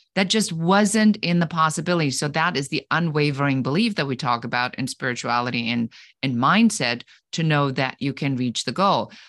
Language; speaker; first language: English; non-native, fluent; German